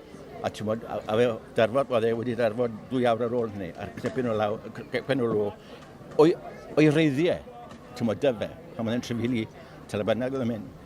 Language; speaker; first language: Welsh; native; Welsh